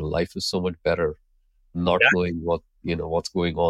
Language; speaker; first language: English; non-native, local second language; Hindi